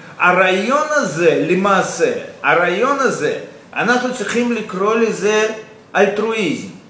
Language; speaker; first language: Hebrew; non-native, fluent; Russian